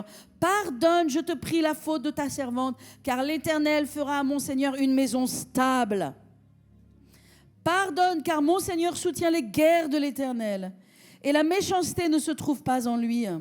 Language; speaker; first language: French; native; French